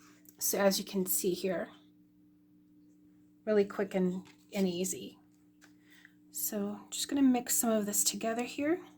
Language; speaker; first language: English; native; English